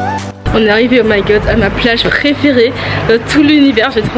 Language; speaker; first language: French; native; French